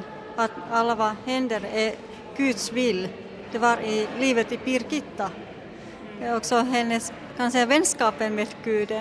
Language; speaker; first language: Swedish; non-native, learner; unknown